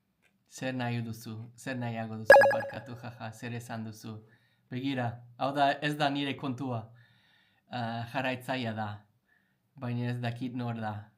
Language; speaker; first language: Basque; non-native, learner; English